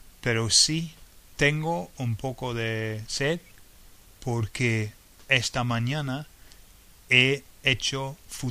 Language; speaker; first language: Spanish; non-native, fluent; English